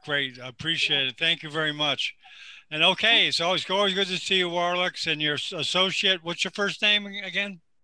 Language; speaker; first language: English; native; English